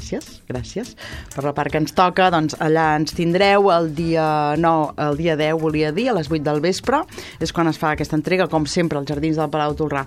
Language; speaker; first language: Catalan; native; Catalan